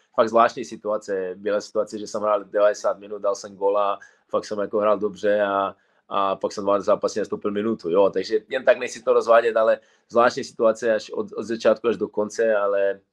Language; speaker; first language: Czech; non-native, fluent; Serbian